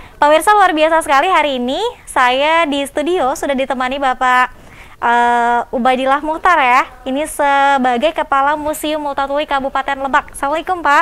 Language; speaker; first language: Indonesian; native; Indonesian